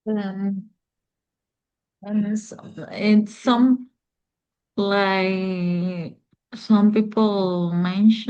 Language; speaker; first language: English; non-native, learner; Spanish